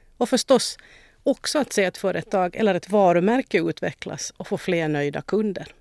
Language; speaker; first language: Swedish; native; Swedish